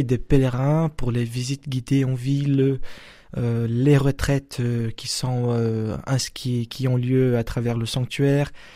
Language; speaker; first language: French; non-native, fluent; Portuguese